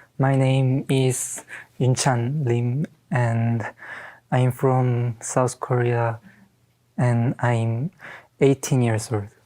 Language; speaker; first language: English; non-native, learner; Korean